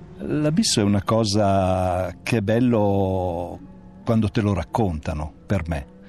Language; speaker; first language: Italian; native; Italian